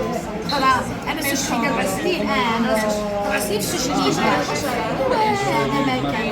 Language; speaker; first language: Arabic; native; Arabic